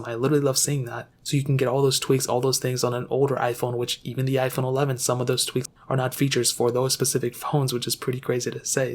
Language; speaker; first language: English; native; English